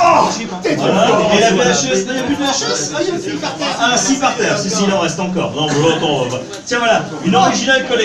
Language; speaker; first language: French; native; French